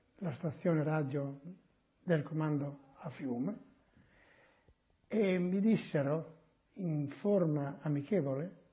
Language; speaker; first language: Italian; native; Italian